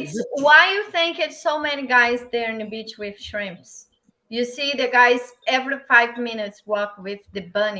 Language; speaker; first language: English; non-native, learner; Portuguese